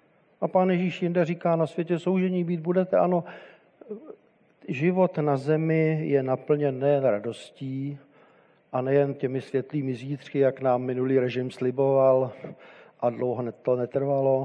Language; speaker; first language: Czech; native; Czech